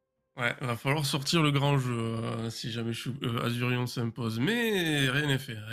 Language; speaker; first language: French; native; French